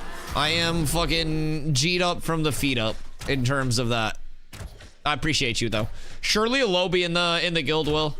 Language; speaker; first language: English; native; English